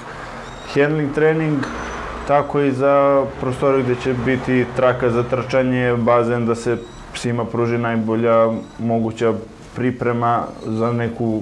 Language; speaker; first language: Serbian; native; Serbian